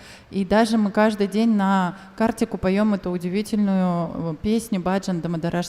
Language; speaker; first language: Russian; native; Russian